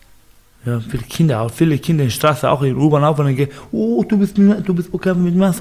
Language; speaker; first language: German; non-native, learner; Baluchi